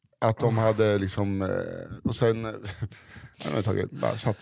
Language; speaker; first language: Swedish; native; Swedish